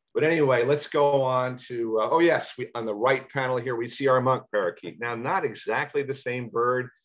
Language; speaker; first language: English; native; English